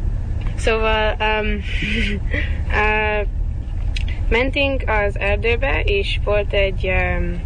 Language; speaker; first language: Hungarian; early bilingual, heritage; Hungarian